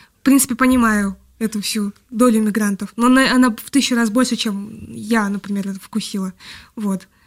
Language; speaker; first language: Russian; non-native, local second language; Kyrgyz